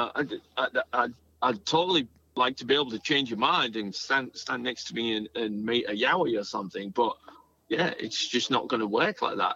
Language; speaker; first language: English; native; English